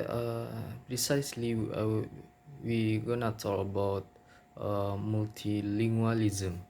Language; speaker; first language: English; non-native, local second language; Minangkabau